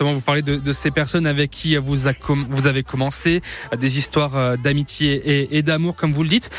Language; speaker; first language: French; native; French